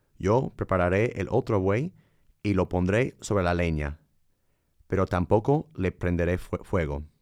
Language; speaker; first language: Spanish; non-native, fluent; English